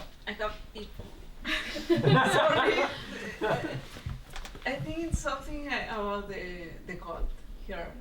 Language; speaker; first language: English; non-native, learner; Spanish